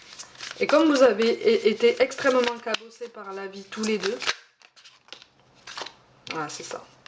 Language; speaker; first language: French; native; French